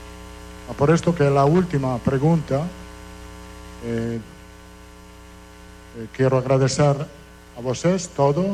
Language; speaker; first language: Portuguese; non-native, fluent; Italian